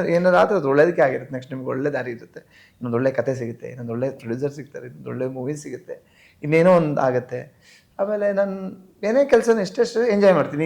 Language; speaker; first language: Kannada; native; Kannada